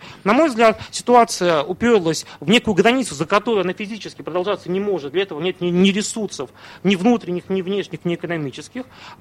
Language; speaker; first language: Russian; native; Russian